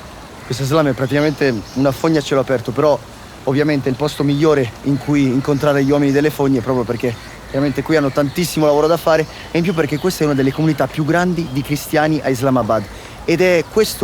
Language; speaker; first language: Italian; native; Italian